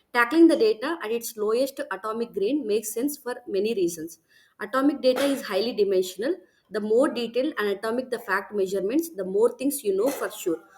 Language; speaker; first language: English; non-native, local second language; Telugu